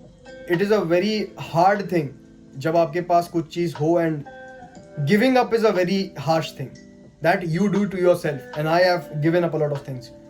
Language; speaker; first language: English; non-native, local second language; Hindi